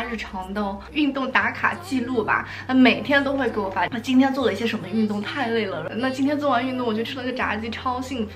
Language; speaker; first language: Chinese; native; Chinese